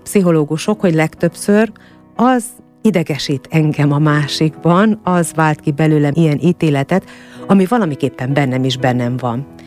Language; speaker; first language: Hungarian; native; Hungarian